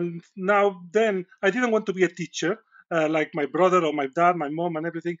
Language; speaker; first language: English; non-native, fluent; Spanish